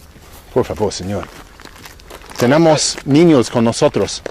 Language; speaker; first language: Spanish; non-native, learner; English